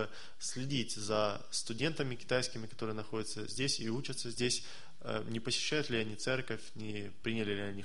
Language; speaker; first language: Russian; native; Russian